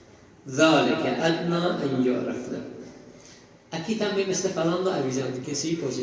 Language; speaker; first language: Portuguese; non-native, fluent; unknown